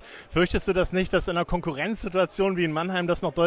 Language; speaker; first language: German; native; German